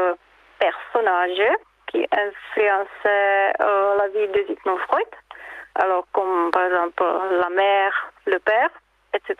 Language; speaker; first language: French; non-native, learner; Czech